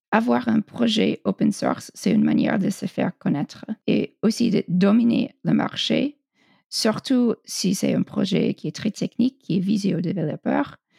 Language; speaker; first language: French; non-native, fluent; English